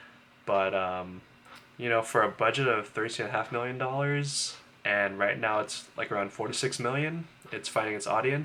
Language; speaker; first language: English; native; English